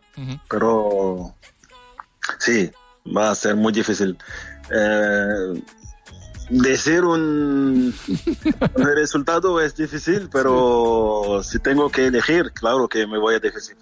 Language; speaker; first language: Spanish; non-native, fluent; French